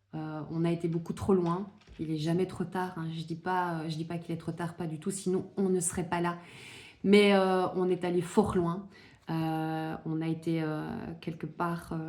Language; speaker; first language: French; native; French